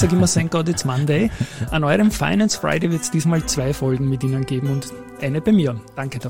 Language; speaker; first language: German; native; German